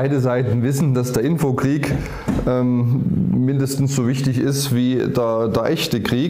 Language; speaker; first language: German; native; German